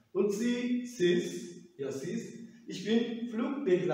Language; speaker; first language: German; non-native, learner; Turkish